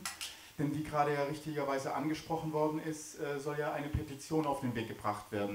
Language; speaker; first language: German; native; German